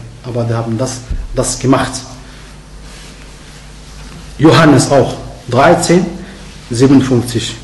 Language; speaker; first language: German; non-native, fluent; Arabic